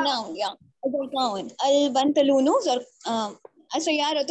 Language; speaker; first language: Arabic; non-native, learner; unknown